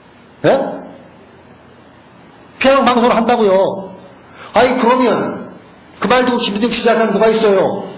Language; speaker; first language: Korean; native; Korean